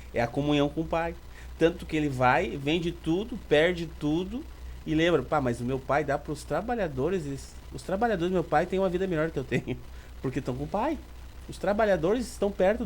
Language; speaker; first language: Portuguese; native; Portuguese